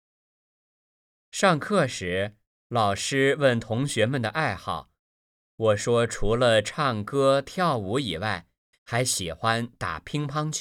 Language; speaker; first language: Chinese; native; Chinese